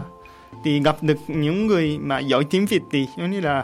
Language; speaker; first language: Vietnamese; non-native, learner; Japanese